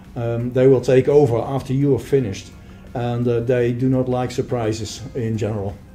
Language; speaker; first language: English; non-native, fluent; Dutch